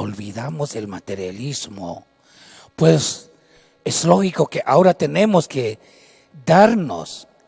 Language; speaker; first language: Spanish; non-native, local second language; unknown